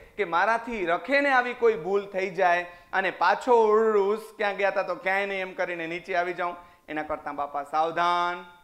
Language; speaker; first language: Gujarati; native; Gujarati